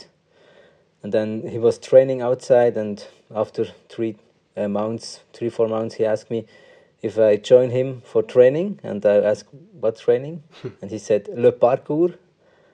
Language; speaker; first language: English; non-native, fluent; Swiss German